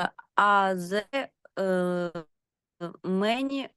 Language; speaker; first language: English; non-native, learner; Kazakh